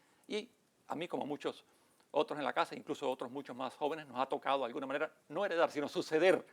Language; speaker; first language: Spanish; native; Spanish